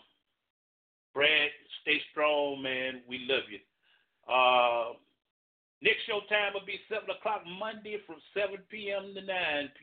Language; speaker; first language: English; native; English